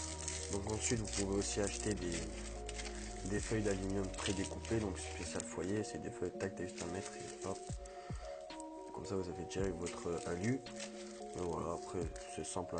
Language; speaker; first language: French; native; French